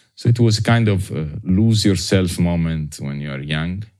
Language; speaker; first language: English; non-native, fluent; Italian